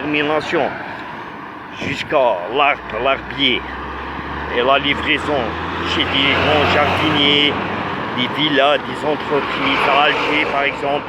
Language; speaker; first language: French; non-native, local second language; Arabic